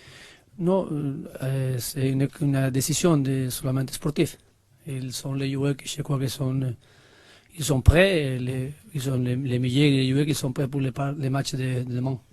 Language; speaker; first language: French; non-native, learner; Spanish